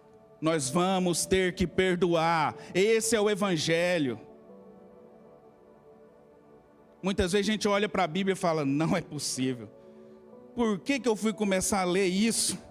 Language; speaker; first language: Portuguese; native; Portuguese